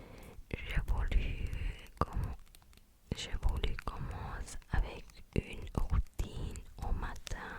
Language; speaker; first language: French; non-native, learner; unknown